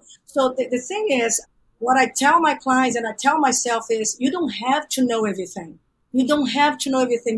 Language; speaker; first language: English; non-native, fluent; Portuguese